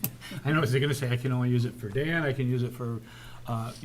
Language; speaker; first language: English; native; English